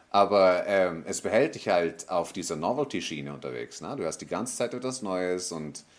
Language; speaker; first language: German; native; German